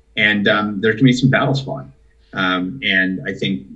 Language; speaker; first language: English; native; English